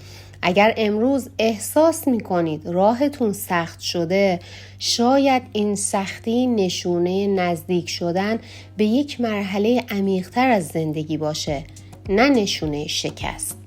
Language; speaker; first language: Persian; native; Persian